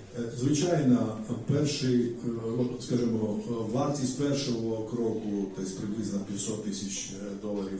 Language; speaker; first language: Ukrainian; non-native, fluent; Georgian